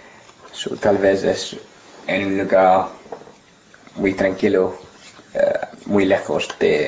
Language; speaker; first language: Spanish; non-native, learner; English